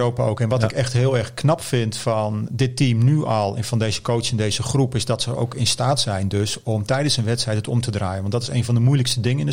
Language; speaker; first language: Dutch; native; Dutch